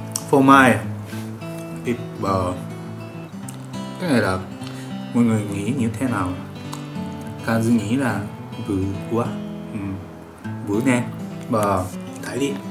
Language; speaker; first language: Vietnamese; non-native, learner; Japanese